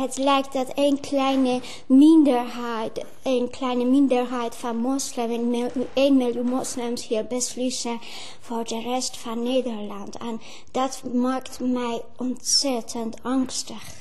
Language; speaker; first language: Dutch; non-native, fluent; Persian